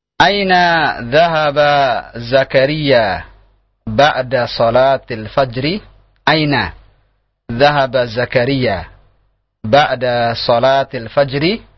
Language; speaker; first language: Arabic; non-native, fluent; Indonesian